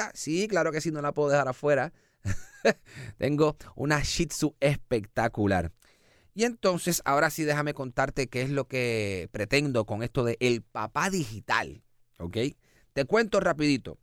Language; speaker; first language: Spanish; native; Spanish